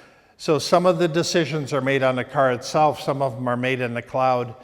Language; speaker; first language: English; native; English